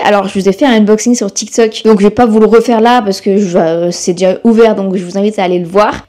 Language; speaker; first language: French; native; French